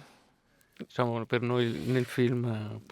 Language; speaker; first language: Italian; native; Italian